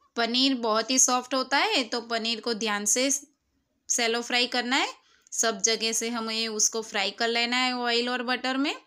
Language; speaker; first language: Hindi; non-native, local second language; Gujarati